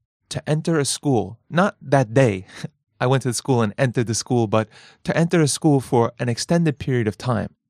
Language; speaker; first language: English; native; English